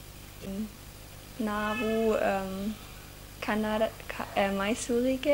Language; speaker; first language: Kannada; non-native, learner; German